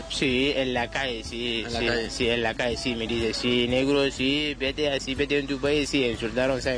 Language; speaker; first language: Spanish; non-native, learner; Wolof